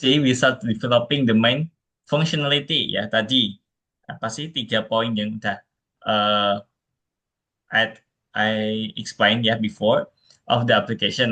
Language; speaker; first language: English; non-native, fluent; Indonesian